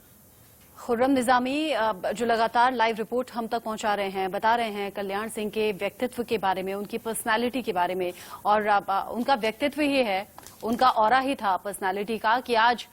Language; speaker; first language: Hindi; native; Hindi